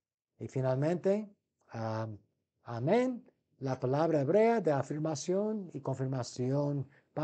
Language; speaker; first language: Spanish; non-native, fluent; English